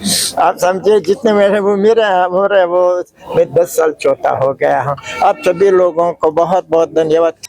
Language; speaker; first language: Hindi; non-native, fluent; Uzbek